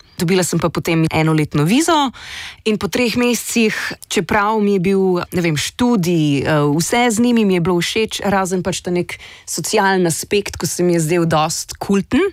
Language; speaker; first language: Slovenian; native; Slovenian